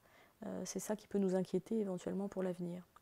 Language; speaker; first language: French; native; French